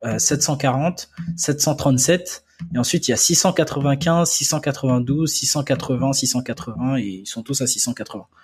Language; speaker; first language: French; early bilingual, other home language; Akan